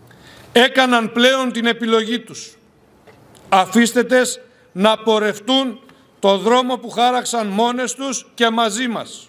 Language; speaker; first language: Greek; native; Greek